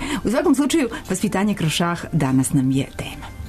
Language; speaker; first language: Serbian; native; Serbian